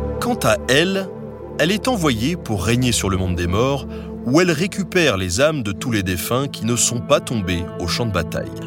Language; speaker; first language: French; native; French